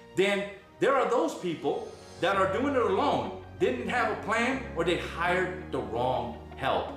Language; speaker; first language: English; native; English